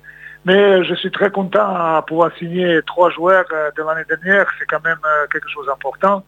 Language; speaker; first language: French; non-native, fluent; Serbian